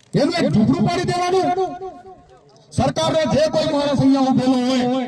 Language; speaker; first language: Gujarati; non-native, local second language; Bhili